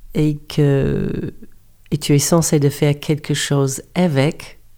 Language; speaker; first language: French; non-native, fluent; English